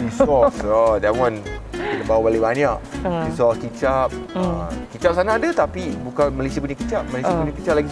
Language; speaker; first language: Malay; non-native, local second language; English